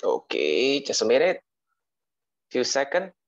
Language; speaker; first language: English; non-native, learner; Indonesian